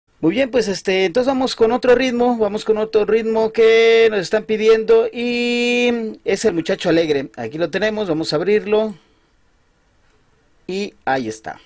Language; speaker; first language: Spanish; native; Spanish